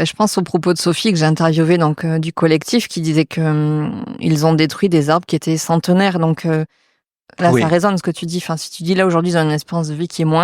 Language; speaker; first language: French; native; French